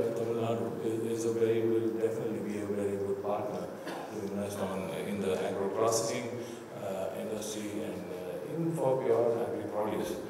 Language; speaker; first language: English; non-native, local second language; Tamil